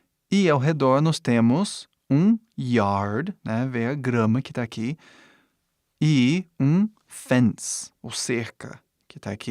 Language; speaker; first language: Portuguese; non-native, fluent; English